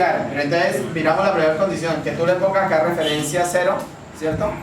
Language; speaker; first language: Spanish; native; Spanish